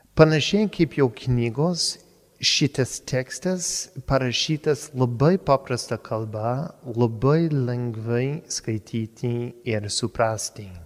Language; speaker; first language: Lithuanian; non-native, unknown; English